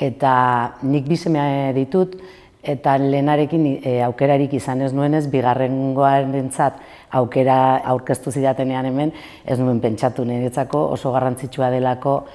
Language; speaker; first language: Basque; native; Basque